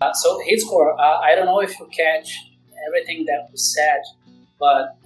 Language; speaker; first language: English; non-native, fluent; Portuguese